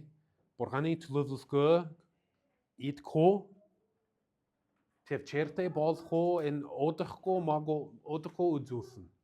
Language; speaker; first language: Mongolian; non-native, learner; English